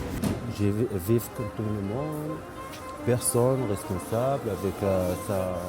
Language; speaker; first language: French; non-native, learner; Arabic